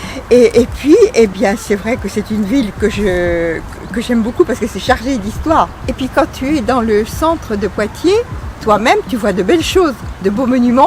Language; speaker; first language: French; native; French